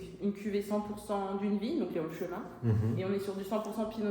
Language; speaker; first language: French; native; French